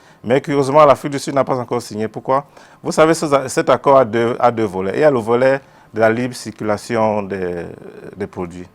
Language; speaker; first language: French; native; French